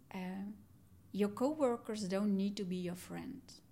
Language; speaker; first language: English; non-native, fluent; Dutch